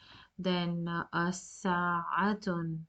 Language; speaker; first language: Arabic; non-native, fluent; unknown